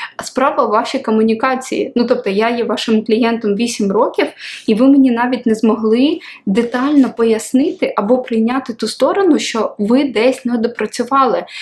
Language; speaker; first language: Ukrainian; non-native, local second language; Russian